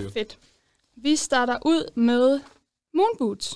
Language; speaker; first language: Danish; native; Danish